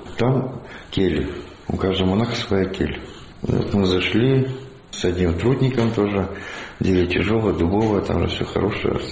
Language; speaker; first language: Russian; native; Russian